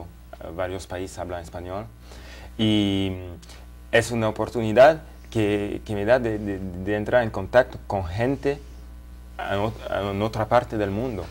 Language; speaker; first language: Spanish; non-native, fluent; French